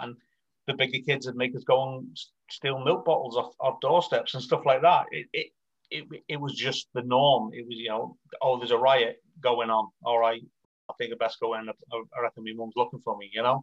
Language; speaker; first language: English; native; English